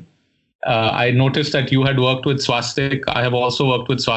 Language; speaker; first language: English; non-native, local second language; Hindi